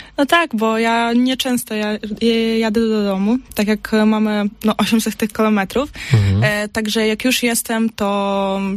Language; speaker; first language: Polish; non-native, fluent; Ukrainian